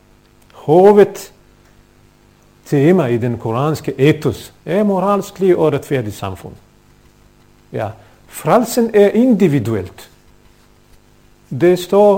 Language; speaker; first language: Danish; non-native, fluent; Bosnian